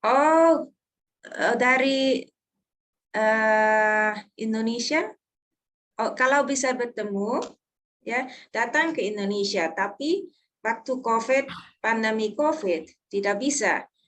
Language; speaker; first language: Indonesian; non-native, learner; Dutch